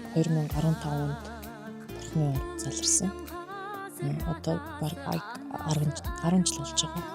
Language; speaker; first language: Mongolian; non-native, local second language; Kazakh